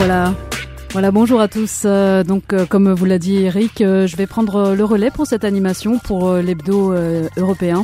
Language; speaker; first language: French; native; French